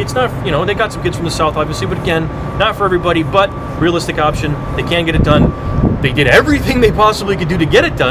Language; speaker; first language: English; native; English